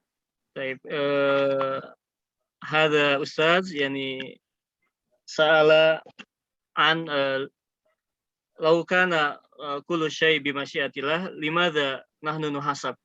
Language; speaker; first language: Arabic; non-native, fluent; Indonesian